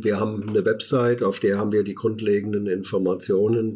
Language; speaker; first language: German; native; German